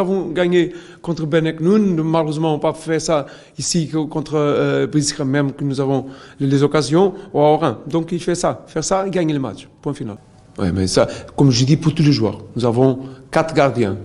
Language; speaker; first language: French; non-native, learner; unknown